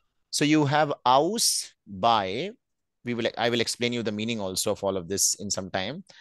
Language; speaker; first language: English; non-native, local second language; Hindi